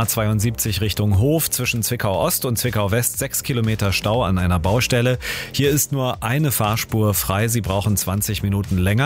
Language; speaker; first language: German; native; German